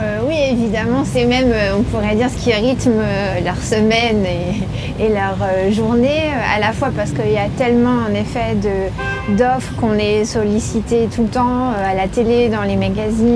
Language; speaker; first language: French; native; French